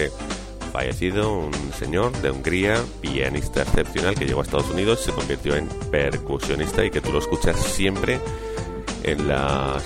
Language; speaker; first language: Spanish; native; Spanish